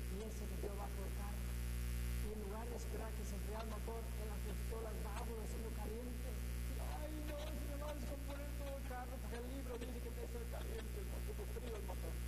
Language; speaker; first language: Spanish; non-native, fluent; English